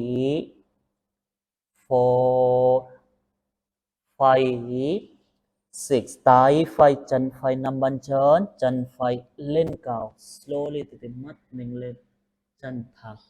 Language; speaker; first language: Vietnamese; non-native, learner; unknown